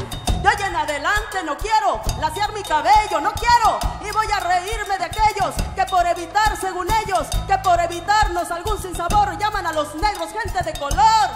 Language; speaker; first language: Spanish; native; Spanish